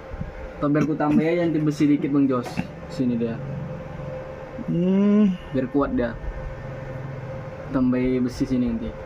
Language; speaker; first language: Indonesian; native; Indonesian